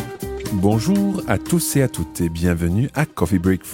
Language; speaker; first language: French; non-native, fluent; English